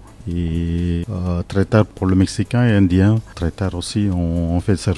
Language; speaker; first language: French; non-native, learner; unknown